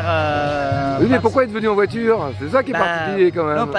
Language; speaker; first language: French; native; French